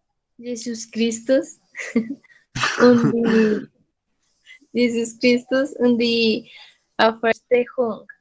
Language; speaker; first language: German; non-native, learner; Spanish